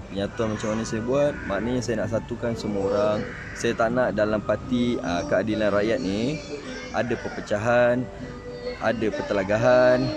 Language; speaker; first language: Malay; native; Malay